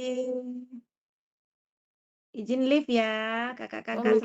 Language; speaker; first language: Indonesian; native; Indonesian